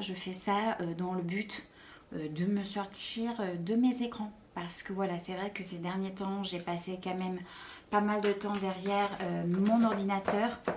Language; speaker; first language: French; native; French